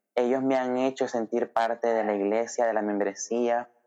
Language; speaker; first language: Spanish; native; Spanish